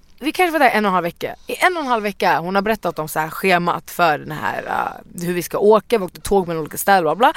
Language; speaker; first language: Swedish; native; Swedish